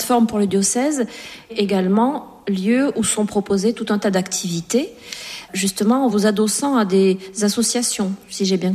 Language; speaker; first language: French; native; French